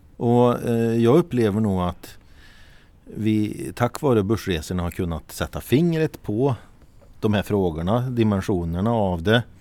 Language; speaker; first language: Swedish; native; Swedish